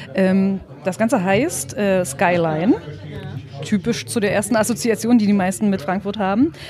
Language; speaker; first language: German; native; German